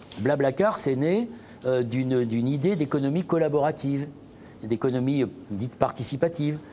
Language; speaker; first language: French; native; French